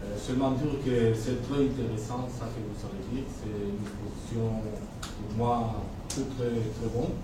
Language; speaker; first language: French; non-native, learner; Spanish